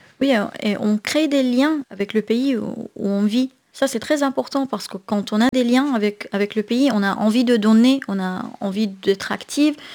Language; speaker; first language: French; non-native, fluent; Arabic